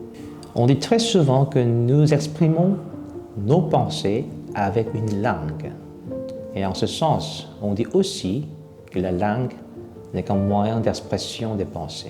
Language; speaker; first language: French; non-native, fluent; Korean